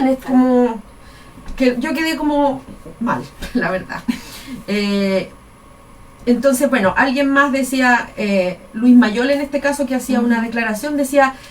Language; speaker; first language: Spanish; native; Spanish